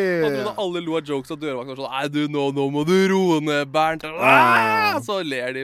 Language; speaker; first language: Norwegian; native; Norwegian